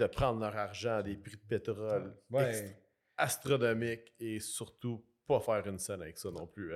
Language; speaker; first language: French; native; French